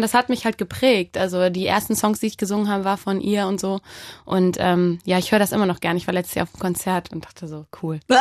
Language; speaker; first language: German; native; German